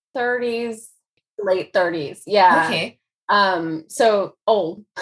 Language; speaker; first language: English; native; English